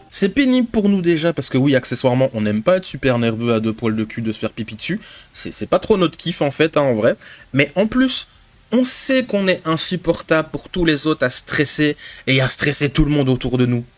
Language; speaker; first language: French; native; French